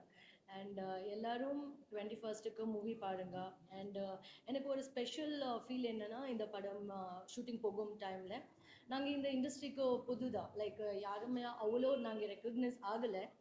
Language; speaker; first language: Tamil; non-native, learner; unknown